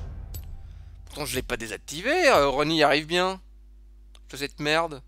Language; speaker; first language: French; native; French